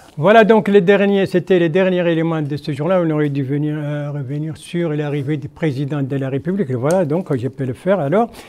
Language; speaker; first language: French; non-native, local second language; Arabic